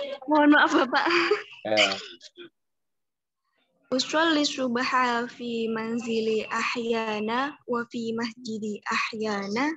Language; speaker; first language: Arabic; non-native, learner; Indonesian